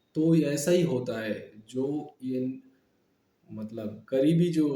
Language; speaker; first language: Hindi; non-native, local second language; Bangla